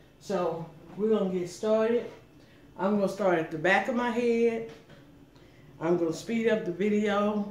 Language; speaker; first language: English; native; English